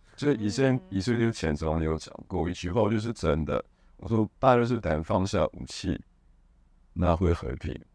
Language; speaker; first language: Chinese; non-native, fluent; Hebrew